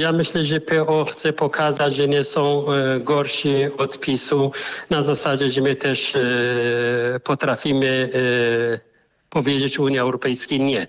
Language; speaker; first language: Polish; non-native, fluent; Arabic